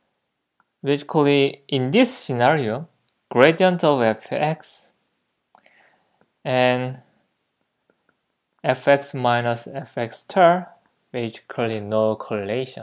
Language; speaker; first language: English; non-native, fluent; Korean